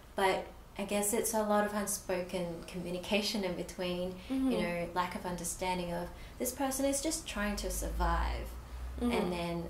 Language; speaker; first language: English; native; English